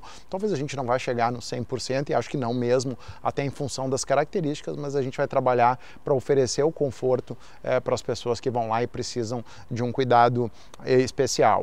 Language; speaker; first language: Portuguese; native; Portuguese